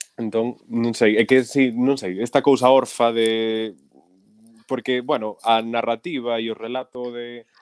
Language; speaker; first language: Galician; native; Galician